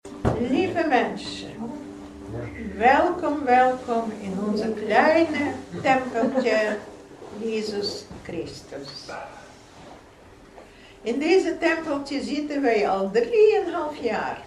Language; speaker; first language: Dutch; non-native, fluent; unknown